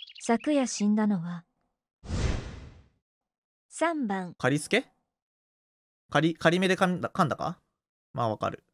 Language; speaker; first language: Japanese; native; Japanese